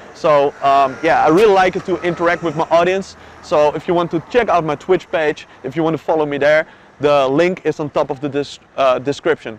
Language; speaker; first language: English; non-native, fluent; Dutch